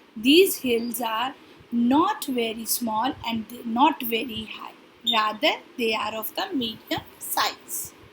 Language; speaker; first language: English; non-native, local second language; Punjabi